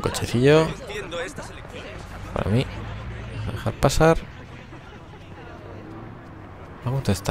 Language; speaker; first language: Spanish; native; Spanish